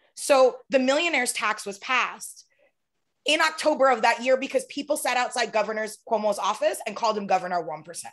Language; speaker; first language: English; native; English